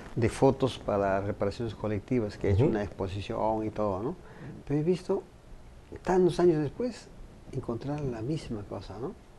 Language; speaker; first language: Spanish; native; Spanish